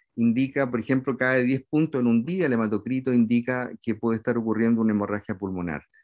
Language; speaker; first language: Spanish; native; Spanish